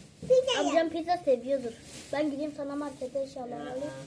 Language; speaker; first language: Turkish; early bilingual, other home language; Persian